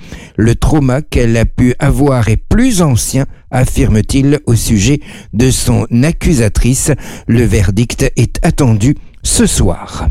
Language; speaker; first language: French; native; French